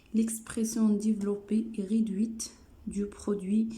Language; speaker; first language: French; non-native, local second language; Arabic